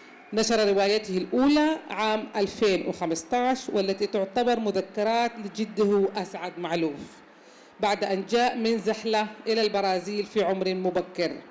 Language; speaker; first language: Arabic; native; Arabic